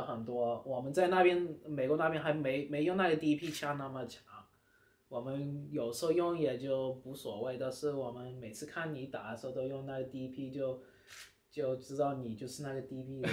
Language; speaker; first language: Chinese; early bilingual, heritage; Chinese